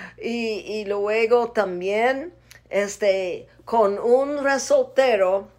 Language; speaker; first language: Spanish; non-native, fluent; English